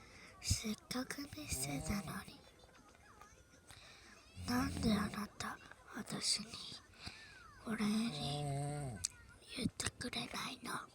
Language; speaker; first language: Japanese; non-native, learner; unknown